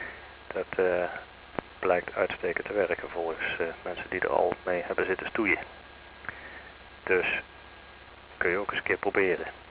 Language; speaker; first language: Dutch; native; Dutch